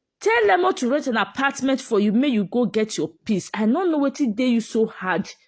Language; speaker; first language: Nigerian Pidgin; native; Nigerian Pidgin